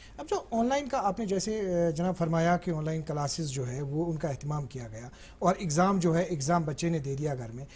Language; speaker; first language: Urdu; non-native, local second language; Kashmiri